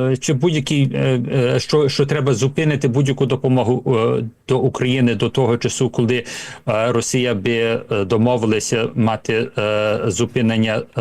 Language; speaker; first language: Ukrainian; early bilingual, heritage; Ukrainian